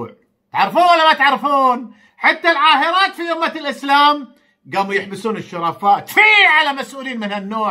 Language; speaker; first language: Arabic; native; Arabic